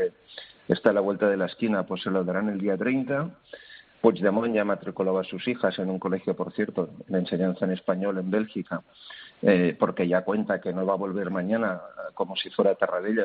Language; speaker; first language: Spanish; native; Spanish